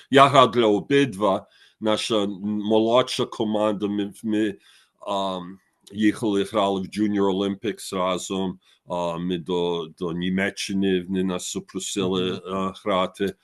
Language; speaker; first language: Ukrainian; early bilingual, heritage; Ukrainian